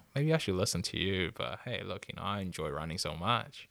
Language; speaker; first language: English; non-native, fluent; Chinese